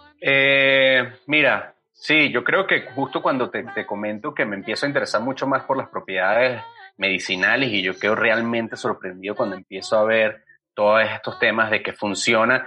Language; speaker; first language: Spanish; native; Spanish